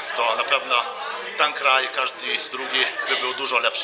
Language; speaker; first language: Polish; non-native, fluent; Lithuanian